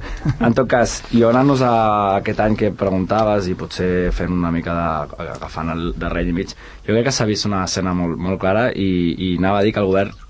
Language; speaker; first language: Catalan; native; Catalan